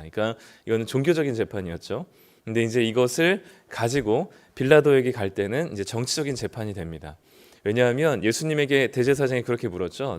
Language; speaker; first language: Korean; native; Korean